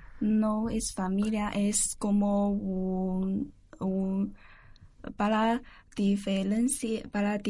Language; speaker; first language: Spanish; non-native, learner; Chinese